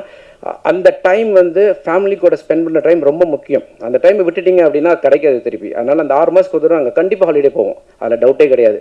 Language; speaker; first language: Tamil; native; Tamil